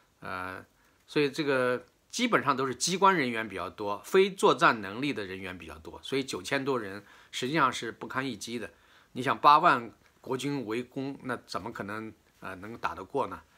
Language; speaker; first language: Chinese; native; Chinese